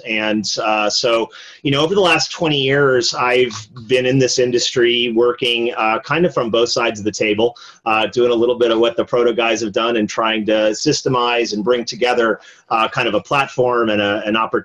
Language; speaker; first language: English; native; English